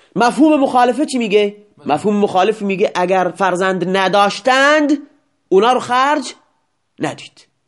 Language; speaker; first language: Persian; non-native, local second language; Baluchi